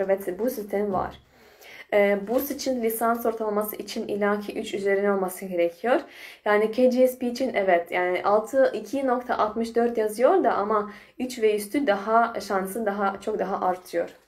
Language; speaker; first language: Turkish; non-native, fluent; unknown